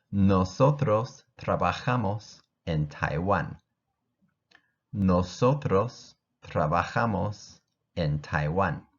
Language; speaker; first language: Spanish; non-native, fluent; English